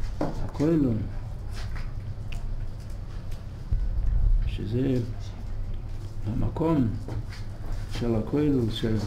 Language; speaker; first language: Hebrew; non-native, fluent; English